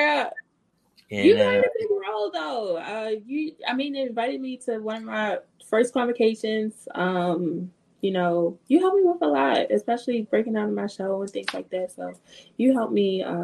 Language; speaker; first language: English; native; English